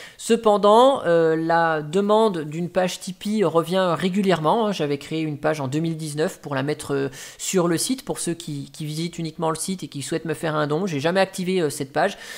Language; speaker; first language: French; native; French